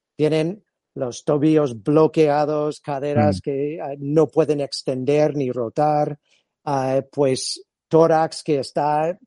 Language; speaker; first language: Spanish; non-native, fluent; English